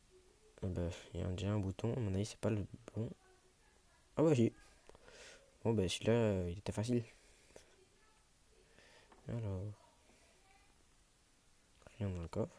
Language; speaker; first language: French; native; French